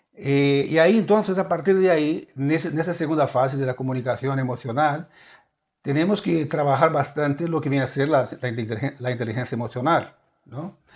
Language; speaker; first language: Spanish; non-native, fluent; Portuguese